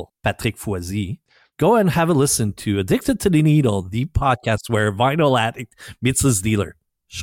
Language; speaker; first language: English; non-native, fluent; French